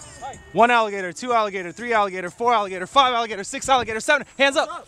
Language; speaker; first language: English; native; English